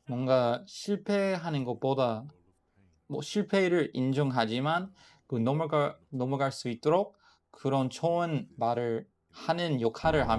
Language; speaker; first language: Korean; non-native, fluent; English